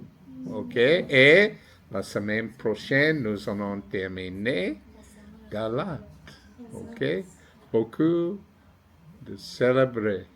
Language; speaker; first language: French; non-native, learner; English